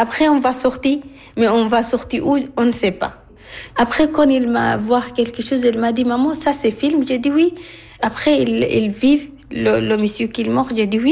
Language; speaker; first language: French; non-native, learner; Arabic